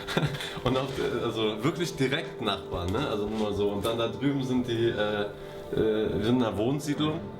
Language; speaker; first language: German; native; German